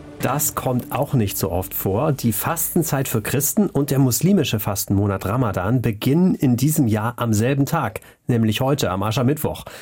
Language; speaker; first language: German; native; German